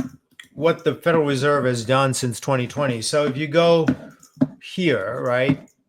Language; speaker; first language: English; native; English